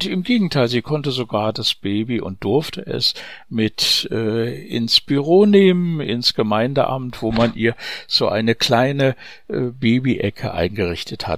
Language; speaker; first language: German; native; German